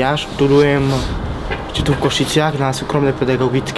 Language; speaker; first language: Slovak; non-native, local second language; Romany